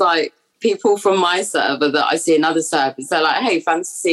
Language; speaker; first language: English; native; English